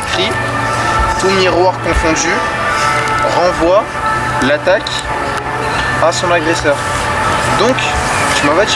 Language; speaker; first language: French; native; French